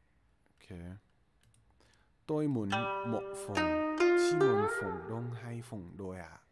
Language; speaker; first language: Vietnamese; non-native, learner; English